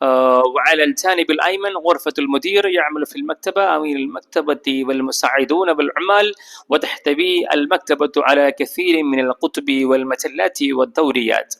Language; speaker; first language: Arabic; non-native, fluent; Malayalam